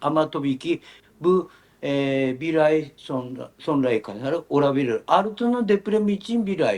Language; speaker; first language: Turkish; non-native, learner; Japanese